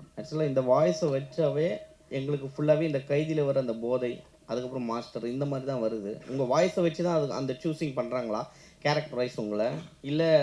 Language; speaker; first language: Tamil; native; Tamil